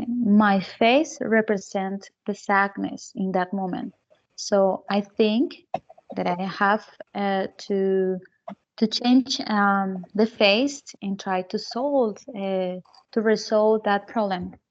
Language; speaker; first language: English; non-native, learner; Spanish